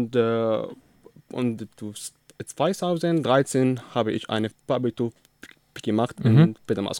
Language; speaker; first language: German; non-native, learner; Arabic